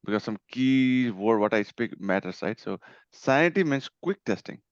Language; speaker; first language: English; non-native, local second language; Nepali